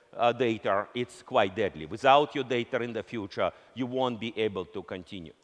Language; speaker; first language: English; non-native, fluent; Russian